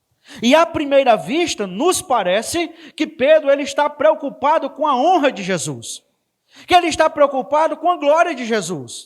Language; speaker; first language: Portuguese; native; Portuguese